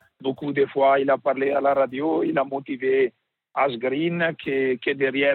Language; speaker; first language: French; non-native, learner; Italian